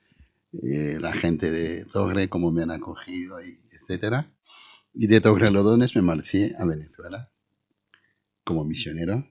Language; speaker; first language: Spanish; non-native, fluent; Haitian Creole